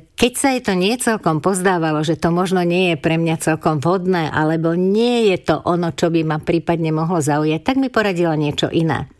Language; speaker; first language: Slovak; non-native, local second language; Hungarian